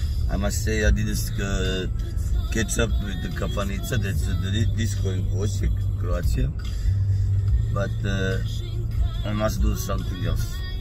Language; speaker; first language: English; non-native, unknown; Croatian